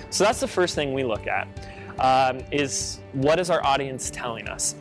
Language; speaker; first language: English; native; English